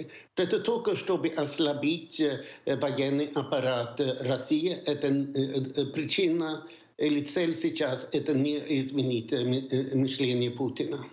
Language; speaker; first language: Russian; non-native, fluent; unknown